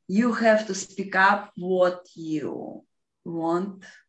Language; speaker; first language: English; non-native, fluent; Russian